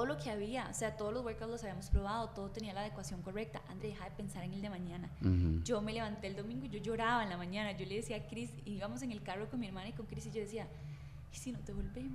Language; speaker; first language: Spanish; native; Spanish